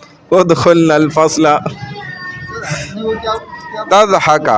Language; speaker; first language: Arabic; non-native, fluent; Urdu